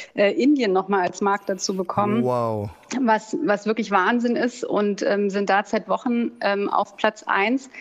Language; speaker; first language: German; native; German